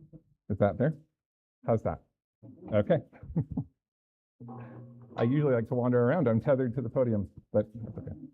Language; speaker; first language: English; native; English